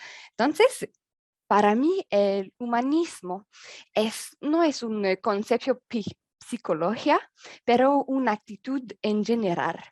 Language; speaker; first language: Spanish; non-native, learner; French